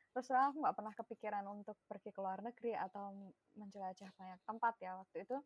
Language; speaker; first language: Indonesian; non-native, local second language; Javanese